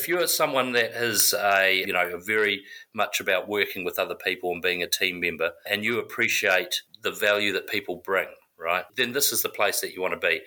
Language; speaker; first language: English; native; English